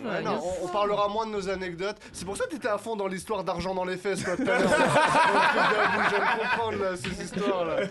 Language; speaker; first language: French; native; French